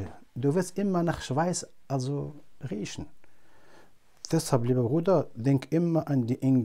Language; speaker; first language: German; non-native, fluent; Arabic